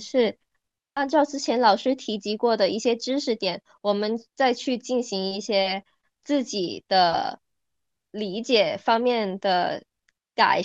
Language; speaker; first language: Chinese; non-native, local second language; Cantonese